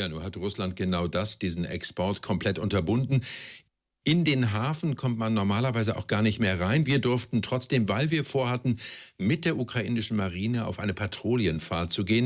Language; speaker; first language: German; native; German